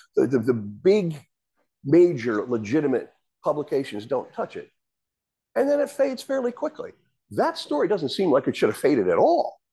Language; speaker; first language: English; native; English